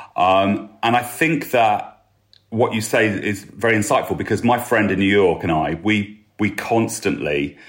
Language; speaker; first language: English; native; English